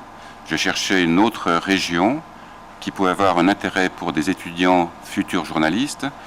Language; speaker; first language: French; native; French